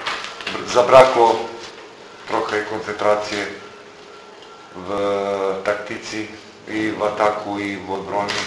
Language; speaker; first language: Polish; non-native, fluent; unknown